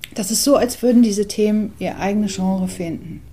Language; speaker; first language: German; early bilingual, other home language; English